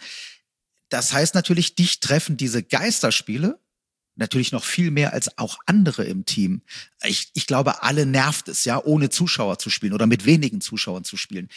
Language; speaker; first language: German; native; German